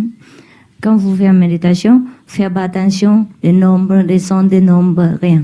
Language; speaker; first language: French; non-native, learner; Vietnamese